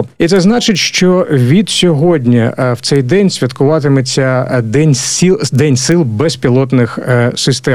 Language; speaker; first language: Ukrainian; native; Ukrainian